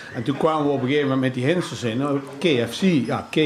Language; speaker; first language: Dutch; native; Dutch